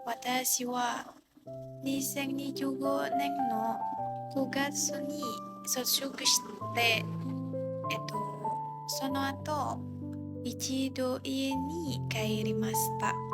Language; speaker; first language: Japanese; non-native, learner; Indonesian